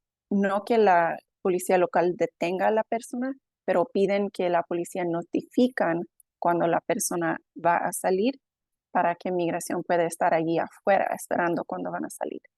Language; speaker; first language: Spanish; non-native, fluent; English